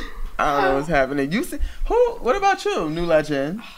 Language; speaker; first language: English; native; English